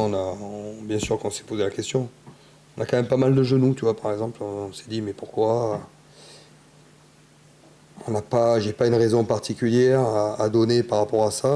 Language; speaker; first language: French; native; French